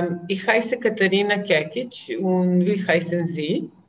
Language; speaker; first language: German; non-native, learner; Serbian